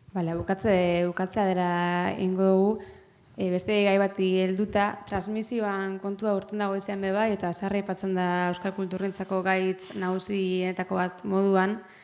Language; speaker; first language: Basque; native; Basque